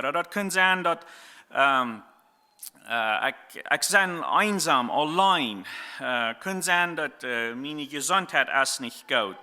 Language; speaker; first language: German; non-native, learner; Plautdietsch